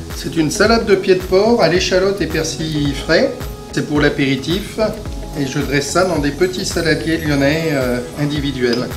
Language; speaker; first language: French; native; French